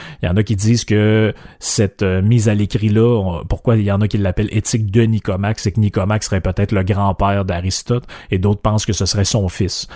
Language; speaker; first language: French; native; French